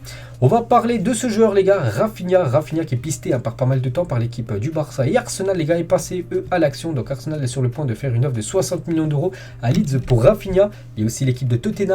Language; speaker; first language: French; native; French